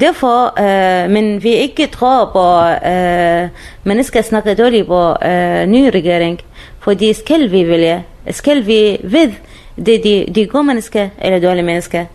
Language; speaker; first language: Danish; non-native, learner; Arabic